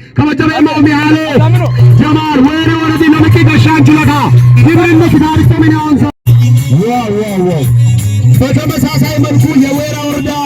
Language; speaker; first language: Amharic; non-native, local second language; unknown